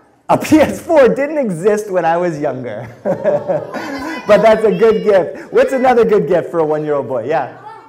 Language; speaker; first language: English; early bilingual, other home language; Spanish